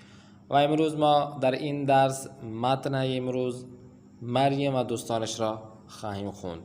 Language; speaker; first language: Persian; non-native, fluent; Urdu